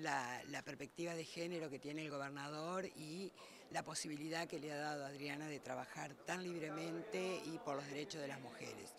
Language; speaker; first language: Spanish; native; Spanish